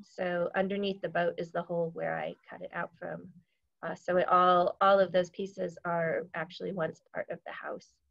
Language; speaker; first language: English; native; English